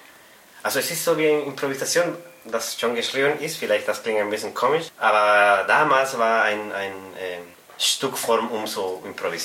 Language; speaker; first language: German; non-native, fluent; Spanish